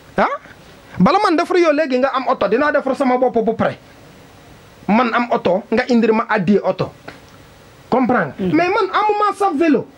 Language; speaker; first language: Wolof; non-native, learner; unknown